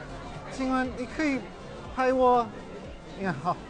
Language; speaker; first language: Chinese; non-native, learner; English